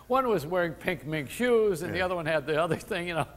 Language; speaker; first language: English; native; English